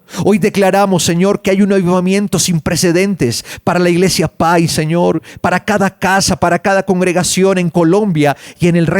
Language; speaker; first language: Spanish; native; Spanish